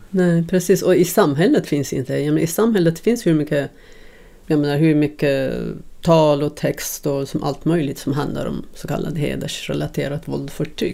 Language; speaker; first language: Swedish; non-native, fluent; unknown